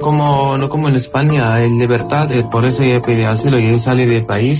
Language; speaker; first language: Spanish; non-native, learner; Arabic